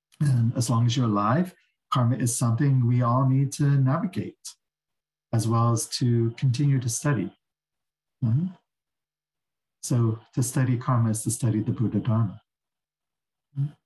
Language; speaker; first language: English; native; English